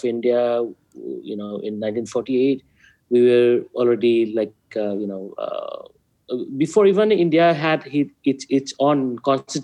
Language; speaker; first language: English; non-native, local second language; Manipuri